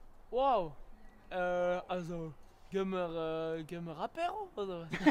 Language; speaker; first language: German; non-native, learner; French